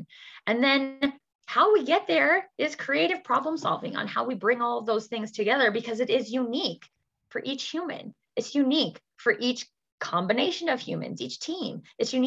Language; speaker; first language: English; native; English